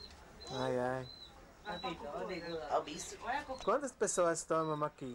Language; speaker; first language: Portuguese; non-native, learner; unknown